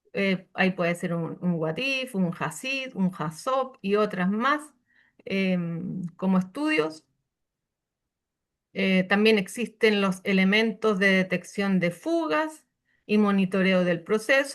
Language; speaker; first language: Spanish; native; Spanish